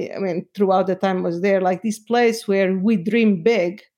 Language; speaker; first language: English; non-native, fluent; Portuguese